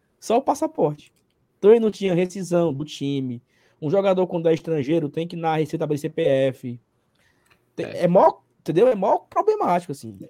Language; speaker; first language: Portuguese; native; Portuguese